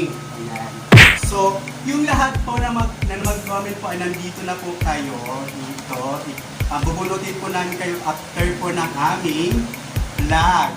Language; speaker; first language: Filipino; non-native, local second language; Waray